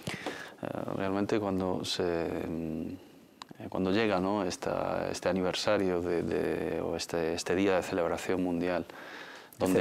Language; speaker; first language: Spanish; native; Spanish